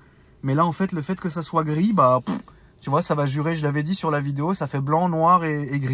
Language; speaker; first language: French; native; French